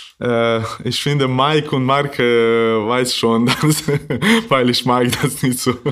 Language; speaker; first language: German; non-native, learner; Bosnian